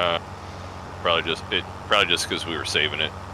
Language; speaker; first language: English; native; English